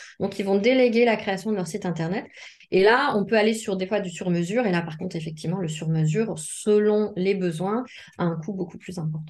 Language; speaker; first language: French; native; French